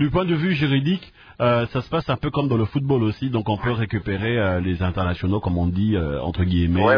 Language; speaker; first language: French; non-native, local second language; Lingala